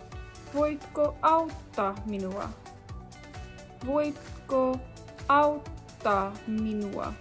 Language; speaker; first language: Finnish; non-native, learner; English